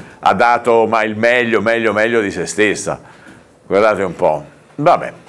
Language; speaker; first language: Italian; native; Italian